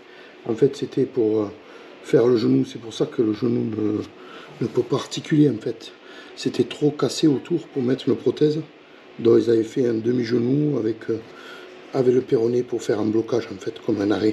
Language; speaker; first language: French; native; French